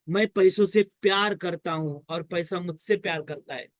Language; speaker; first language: Hindi; non-native, local second language; Marathi